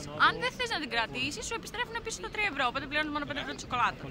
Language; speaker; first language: Greek; native; Greek